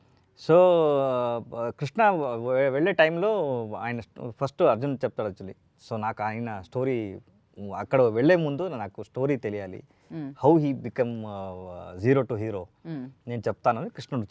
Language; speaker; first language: Telugu; non-native, learner; Kannada